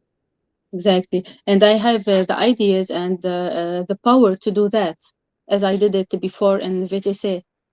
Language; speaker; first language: English; non-native, learner; Arabic